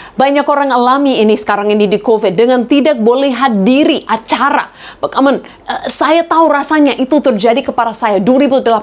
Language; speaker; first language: Indonesian; non-native, fluent; English